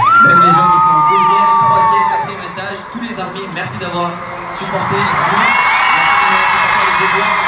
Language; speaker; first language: French; native; French